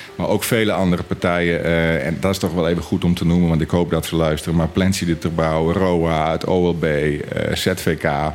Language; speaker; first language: Dutch; native; Dutch